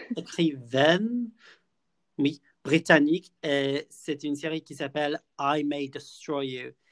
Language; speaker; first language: French; non-native, fluent; English